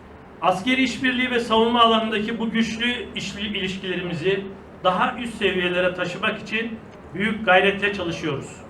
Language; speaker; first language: Turkish; native; Turkish